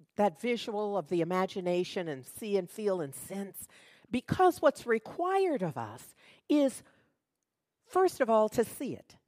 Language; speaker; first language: English; native; English